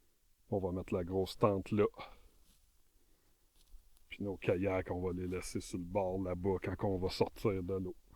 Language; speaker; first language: French; native; French